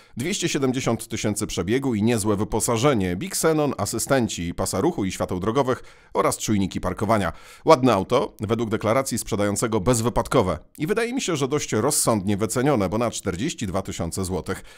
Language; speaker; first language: Polish; native; Polish